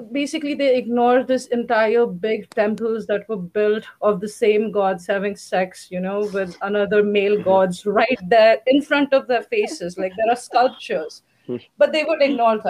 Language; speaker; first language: English; non-native, local second language; Hindi